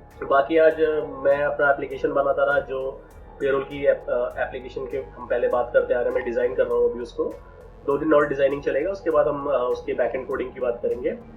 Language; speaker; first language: Hindi; native; Hindi